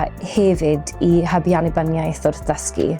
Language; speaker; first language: Welsh; non-native, local second language; English